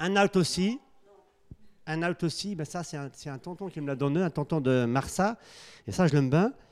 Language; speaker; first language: French; native; French